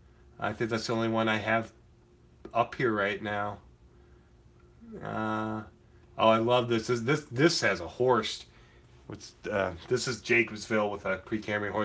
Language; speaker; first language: English; native; English